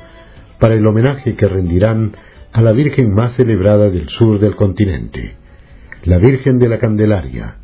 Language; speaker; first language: Spanish; native; Spanish